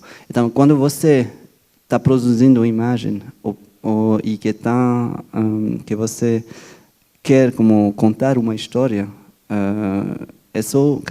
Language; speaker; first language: Portuguese; non-native, fluent; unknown